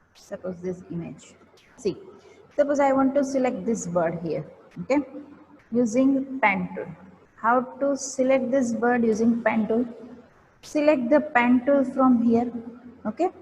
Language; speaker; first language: English; non-native, local second language; Gujarati